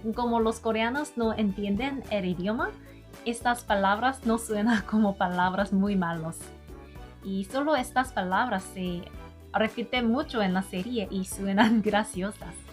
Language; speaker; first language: Spanish; non-native, learner; Korean